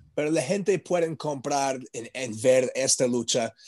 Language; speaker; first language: Spanish; non-native, learner; English